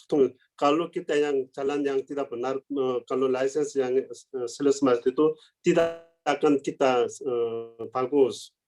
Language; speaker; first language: Indonesian; non-native, learner; Korean